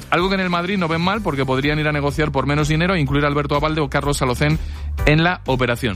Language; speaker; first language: Spanish; native; Spanish